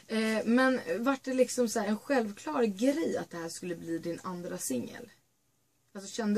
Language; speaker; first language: Swedish; native; Swedish